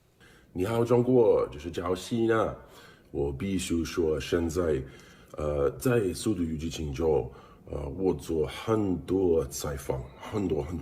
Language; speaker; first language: Chinese; non-native, learner; English